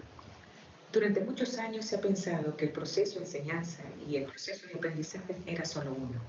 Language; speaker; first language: Spanish; native; Spanish